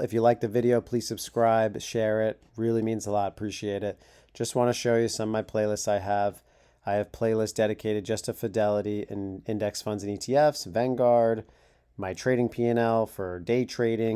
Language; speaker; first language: English; native; English